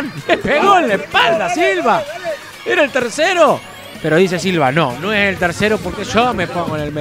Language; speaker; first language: Spanish; native; Spanish